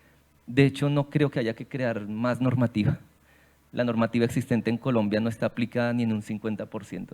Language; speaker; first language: Spanish; native; Spanish